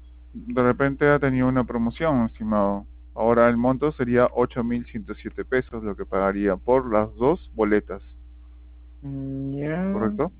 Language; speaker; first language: Spanish; native; Spanish